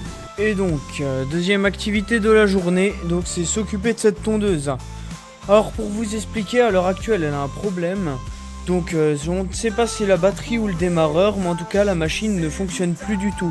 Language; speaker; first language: French; native; French